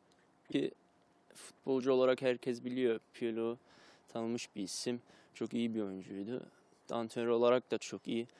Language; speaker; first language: Turkish; early bilingual, heritage; Turkish